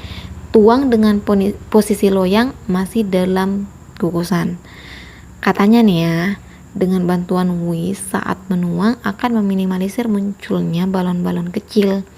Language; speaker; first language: Indonesian; native; Indonesian